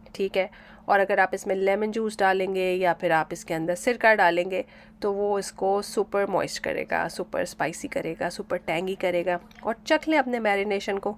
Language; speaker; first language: Urdu; native; Urdu